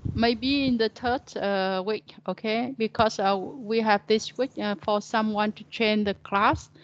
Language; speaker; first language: English; non-native, learner; Vietnamese